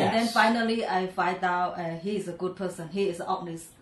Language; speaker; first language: English; non-native, learner; Chinese